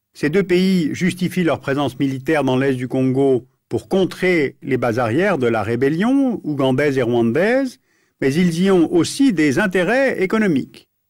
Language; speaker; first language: French; native; French